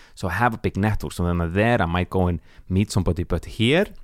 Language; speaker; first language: English; non-native, fluent; Icelandic